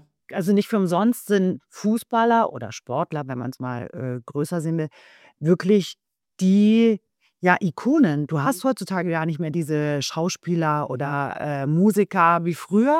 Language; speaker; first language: German; native; German